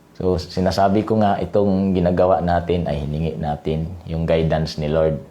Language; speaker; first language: Filipino; non-native, local second language; Cebuano